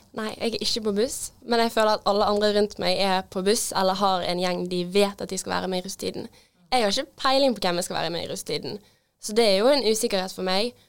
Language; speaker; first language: Norwegian; native; Norwegian